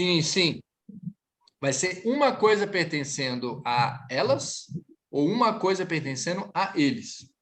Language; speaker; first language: Portuguese; native; Portuguese